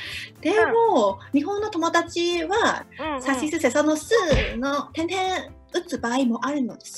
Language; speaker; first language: Japanese; non-native, fluent; Cantonese